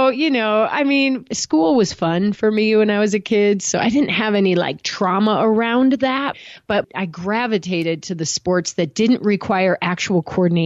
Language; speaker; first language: English; native; English